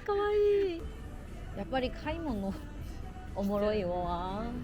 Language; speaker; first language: Japanese; non-native, fluent; Korean